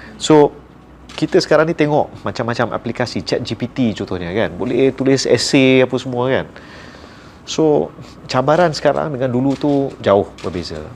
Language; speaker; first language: Malay; native; Malay